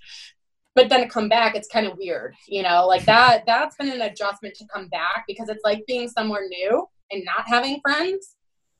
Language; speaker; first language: English; native; English